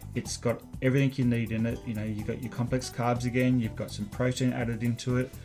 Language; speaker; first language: English; native; English